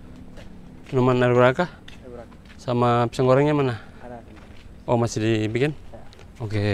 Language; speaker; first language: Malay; non-native, local second language; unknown